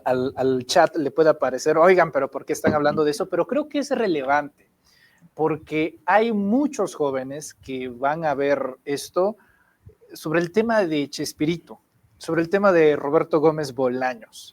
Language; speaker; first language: Spanish; native; Spanish